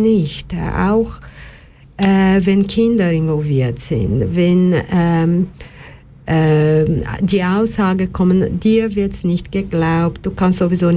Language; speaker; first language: German; non-native, fluent; Portuguese